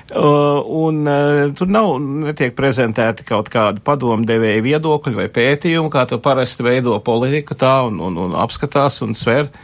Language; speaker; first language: Latvian; early bilingual, heritage; Latvian